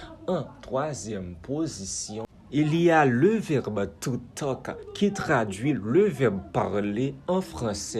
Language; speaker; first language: French; non-native, local second language; Haitian Creole